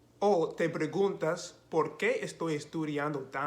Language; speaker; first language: Spanish; non-native, fluent; English